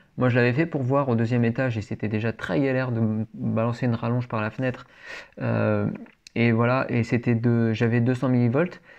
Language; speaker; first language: French; native; French